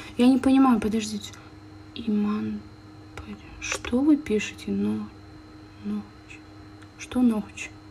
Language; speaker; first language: Russian; native; Russian